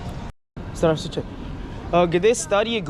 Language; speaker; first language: Russian; non-native, learner; English